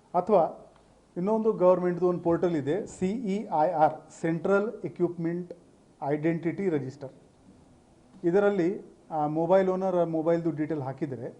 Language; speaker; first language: Kannada; non-native, fluent; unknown